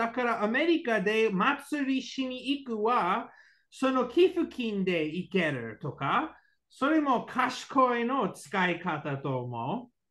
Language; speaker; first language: Japanese; non-native, learner; English